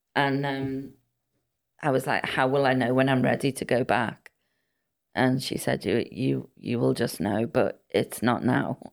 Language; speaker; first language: English; non-native, local second language; Welsh